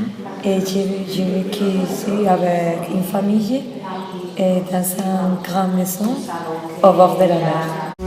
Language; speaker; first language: French; non-native, learner; Spanish